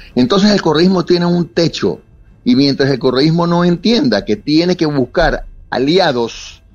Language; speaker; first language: Spanish; native; Spanish